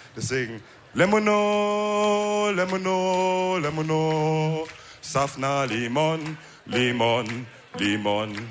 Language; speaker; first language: German; early bilingual, other home language; Wolof